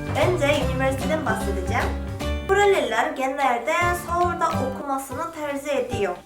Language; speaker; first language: Turkish; non-native, fluent; Korean